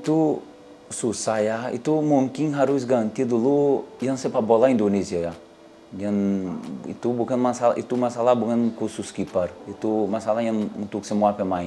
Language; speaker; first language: Indonesian; non-native, learner; Portuguese